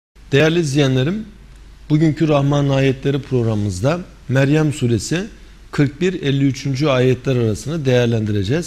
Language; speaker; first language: Turkish; native; Turkish